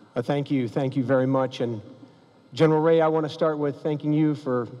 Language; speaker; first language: English; native; English